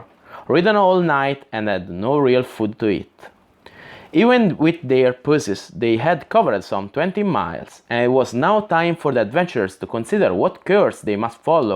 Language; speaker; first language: English; non-native, fluent; Italian